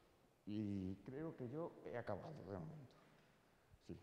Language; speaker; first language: Spanish; native; Spanish